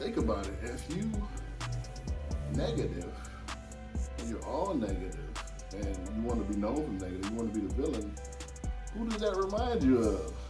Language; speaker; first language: English; native; English